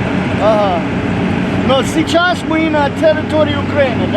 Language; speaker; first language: Russian; non-native, learner; English